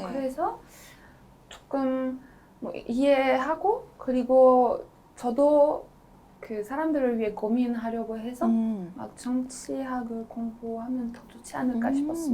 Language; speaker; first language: Korean; non-native, fluent; French